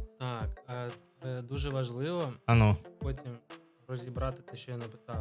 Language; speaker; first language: Ukrainian; non-native, local second language; Russian